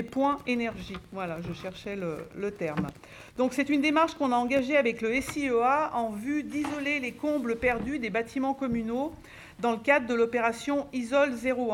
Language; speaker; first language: French; native; French